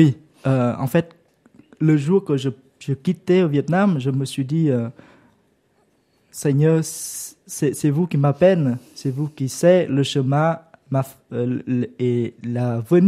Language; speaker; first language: French; non-native, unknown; Vietnamese